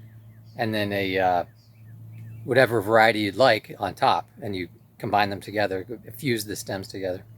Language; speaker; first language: English; native; English